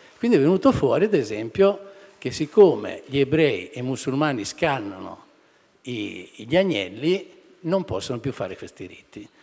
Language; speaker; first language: Italian; native; Italian